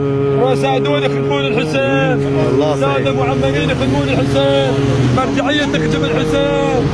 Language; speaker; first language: Arabic; native; Arabic